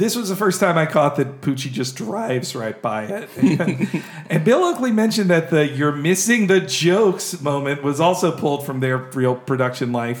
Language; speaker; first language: English; native; English